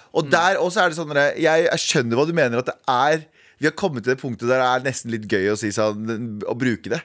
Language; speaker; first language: Norwegian; early bilingual, other home language; Kurdish